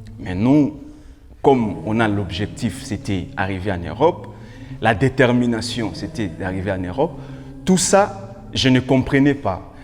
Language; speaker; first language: French; non-native, local second language; Lingala